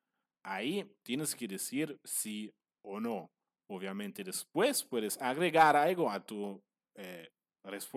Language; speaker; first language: Spanish; non-native, fluent; German